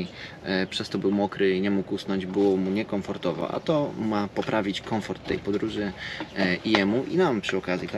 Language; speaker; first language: Polish; native; Polish